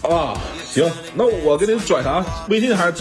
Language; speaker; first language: Chinese; native; Chinese